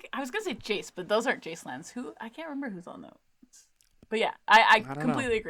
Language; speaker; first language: English; native; English